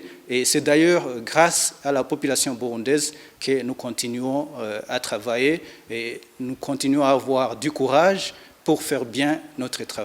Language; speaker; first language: French; non-native, local second language; Rundi